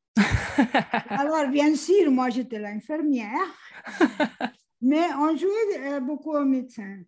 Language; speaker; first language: French; non-native, fluent; Spanish